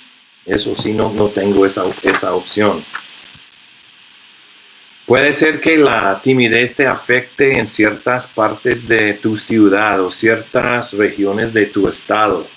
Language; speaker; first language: Spanish; non-native, fluent; English